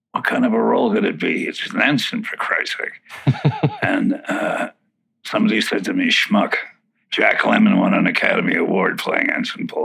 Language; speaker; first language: English; native; English